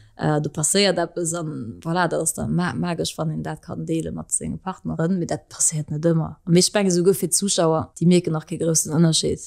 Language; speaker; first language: Luxembourgish; early bilingual, other home language; French